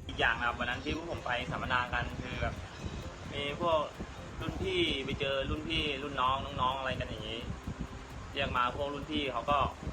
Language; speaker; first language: Thai; non-native, fluent; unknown